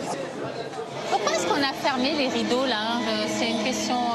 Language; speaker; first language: French; native; French